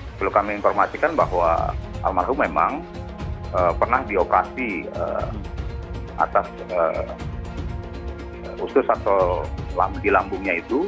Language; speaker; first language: Indonesian; native; Indonesian